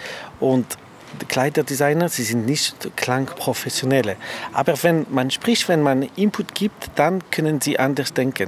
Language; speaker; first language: German; non-native, fluent; French